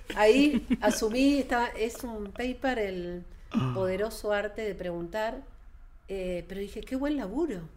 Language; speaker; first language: Spanish; native; Spanish